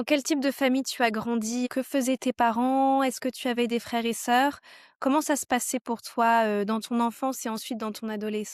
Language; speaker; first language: French; native; French